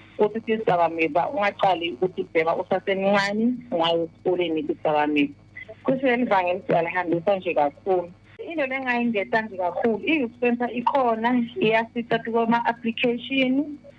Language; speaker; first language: Zulu; non-native, local second language; Swati